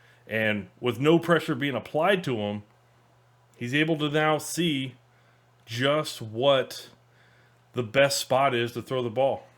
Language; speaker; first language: English; native; English